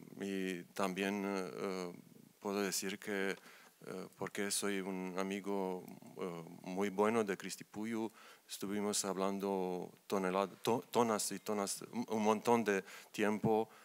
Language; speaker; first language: Spanish; non-native, learner; Romanian